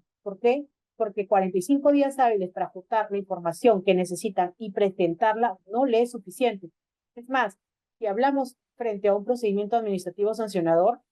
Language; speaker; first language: Spanish; native; Spanish